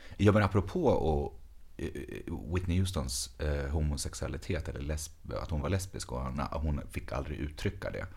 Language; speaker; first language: Swedish; native; Swedish